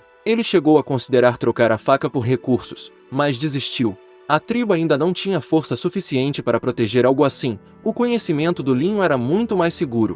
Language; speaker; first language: Portuguese; native; Portuguese